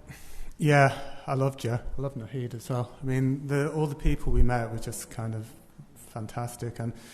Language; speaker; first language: English; native; English